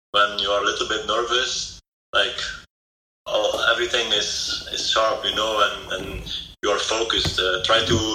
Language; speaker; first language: English; non-native, fluent; Dutch